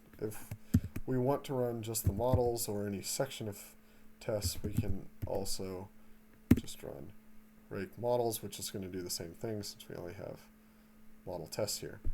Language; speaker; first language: English; native; English